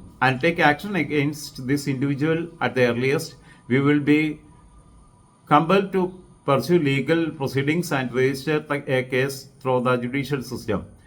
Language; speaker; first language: English; non-native, local second language; Malayalam